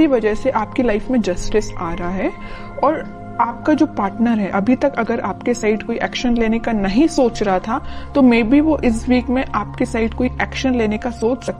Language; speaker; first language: Hindi; native; Hindi